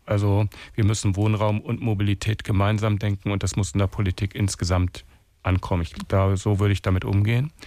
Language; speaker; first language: German; native; German